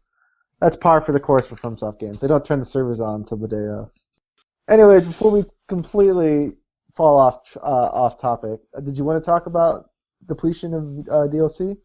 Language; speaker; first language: English; native; English